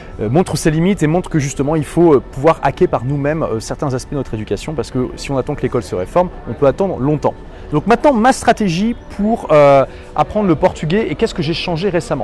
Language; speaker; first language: French; native; French